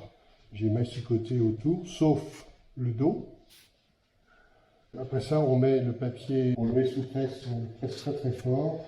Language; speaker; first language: French; native; French